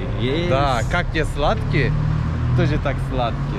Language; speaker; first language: Russian; non-native, learner; Turkish